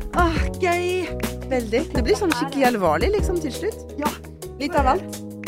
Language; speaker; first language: Norwegian; non-native, fluent; French